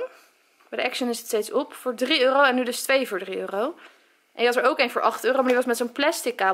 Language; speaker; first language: Dutch; native; Dutch